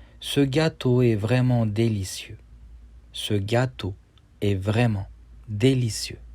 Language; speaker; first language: French; non-native, fluent; Turkish